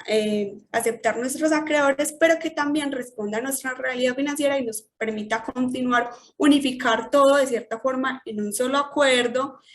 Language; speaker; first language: Spanish; native; Spanish